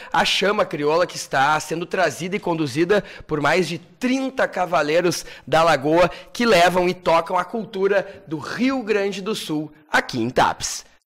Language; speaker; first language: Portuguese; native; Portuguese